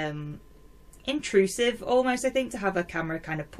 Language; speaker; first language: English; native; English